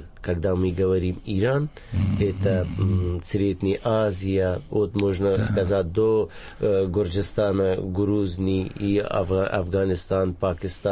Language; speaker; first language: Russian; non-native, fluent; Persian